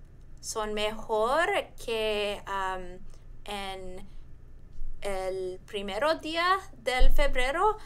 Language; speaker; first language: Spanish; non-native, learner; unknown